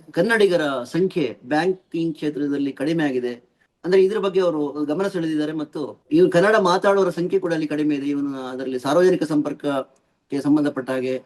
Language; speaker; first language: Kannada; native; Kannada